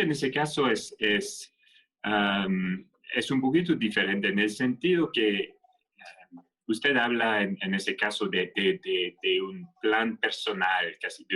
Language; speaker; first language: Spanish; non-native, fluent; French